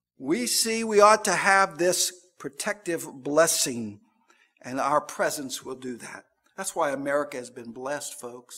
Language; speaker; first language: English; native; English